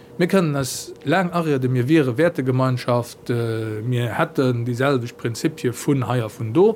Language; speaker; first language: Luxembourgish; native; Luxembourgish